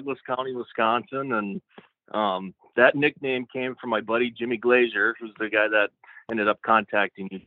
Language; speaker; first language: English; native; English